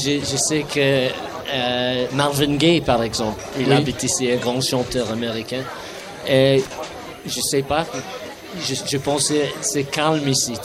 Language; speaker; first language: French; non-native, fluent; English